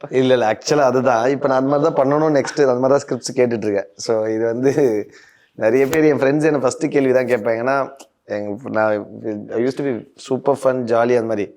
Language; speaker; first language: Tamil; non-native, learner; Malayalam